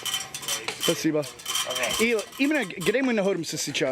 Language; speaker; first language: Russian; non-native, learner; English